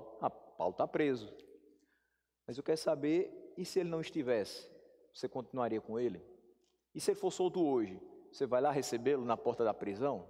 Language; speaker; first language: Portuguese; native; Portuguese